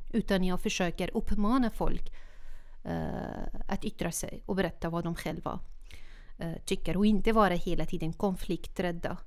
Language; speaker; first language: Swedish; non-native, fluent; Arabic